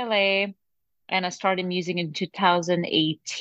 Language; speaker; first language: English; non-native, fluent; French